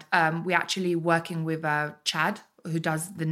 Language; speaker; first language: English; early bilingual, other home language; Bulgarian